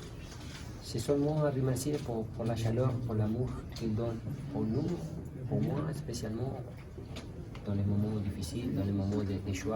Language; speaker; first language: French; non-native, learner; Spanish